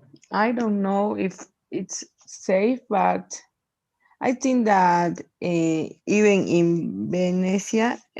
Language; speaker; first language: English; non-native, learner; Spanish